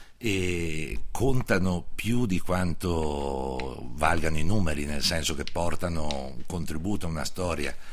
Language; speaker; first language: Italian; native; Italian